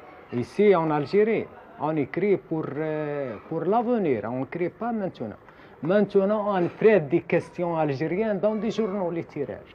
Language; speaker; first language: French; non-native, local second language; Arabic